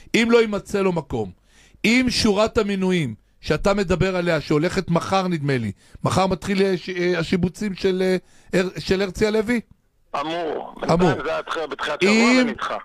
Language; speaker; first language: Hebrew; native; Hebrew